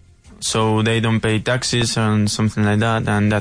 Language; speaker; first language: English; non-native, learner; Spanish